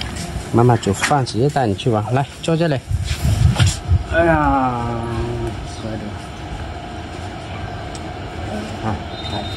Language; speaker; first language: Chinese; native; Chinese